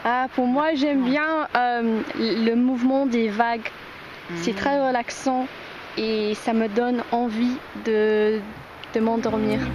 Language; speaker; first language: French; non-native, fluent; English